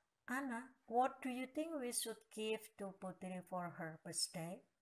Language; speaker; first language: English; non-native, learner; Indonesian